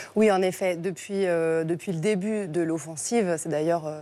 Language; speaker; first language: French; native; French